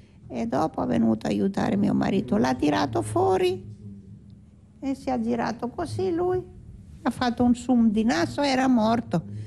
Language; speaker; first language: Italian; non-native, learner; Greek